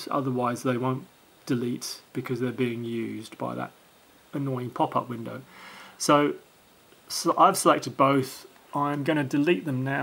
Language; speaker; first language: English; native; English